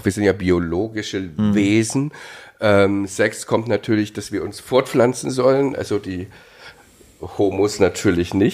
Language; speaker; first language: German; native; German